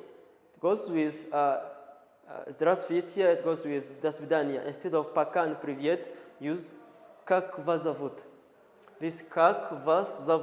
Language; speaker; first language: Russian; non-native, learner; Kinyarwanda